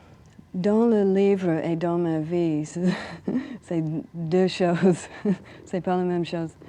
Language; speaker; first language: French; non-native, learner; English